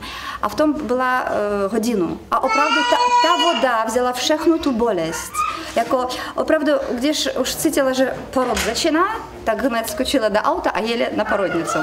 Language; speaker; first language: Czech; non-native, learner; Russian